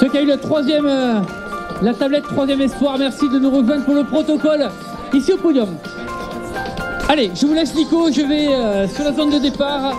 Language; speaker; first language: French; native; French